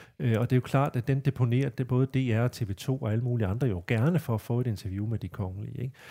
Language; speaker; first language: Danish; native; Danish